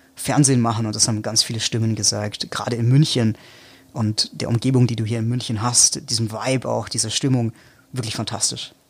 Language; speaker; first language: German; native; German